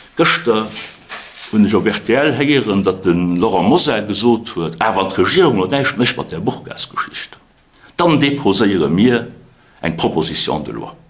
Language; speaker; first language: Luxembourgish; native; Luxembourgish